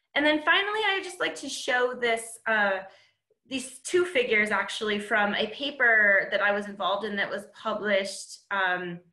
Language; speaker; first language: English; native; English